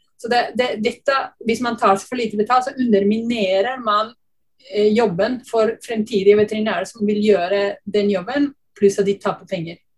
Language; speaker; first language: Norwegian; non-native, fluent; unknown